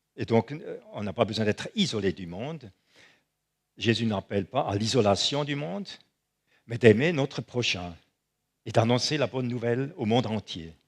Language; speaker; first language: French; non-native, local second language; German